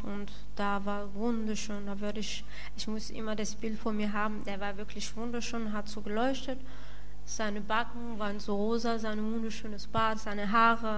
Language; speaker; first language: German; non-native, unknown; French